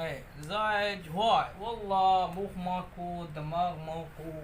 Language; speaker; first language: Arabic; non-native, learner; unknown